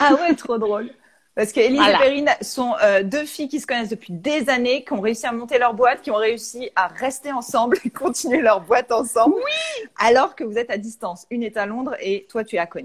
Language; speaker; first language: French; native; French